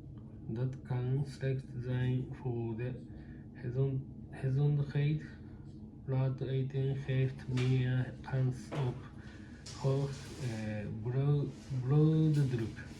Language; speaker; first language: Dutch; non-native, learner; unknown